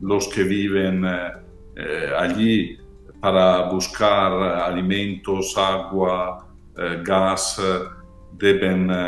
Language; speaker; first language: Spanish; non-native, fluent; Italian